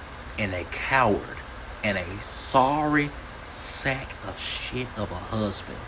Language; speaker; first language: English; native; English